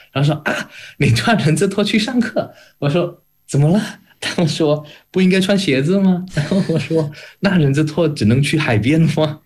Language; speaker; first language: Chinese; non-native, fluent; Indonesian